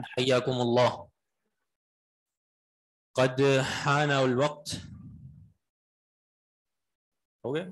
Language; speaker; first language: Arabic; non-native, fluent; Urdu